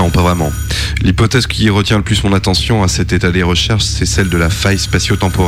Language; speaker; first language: French; native; French